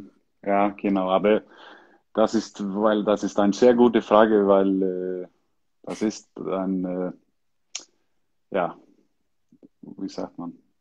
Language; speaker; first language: German; non-native, learner; Icelandic